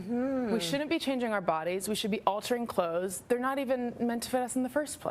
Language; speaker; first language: English; native; English